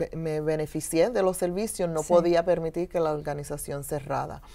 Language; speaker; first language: Spanish; early bilingual, heritage; Spanish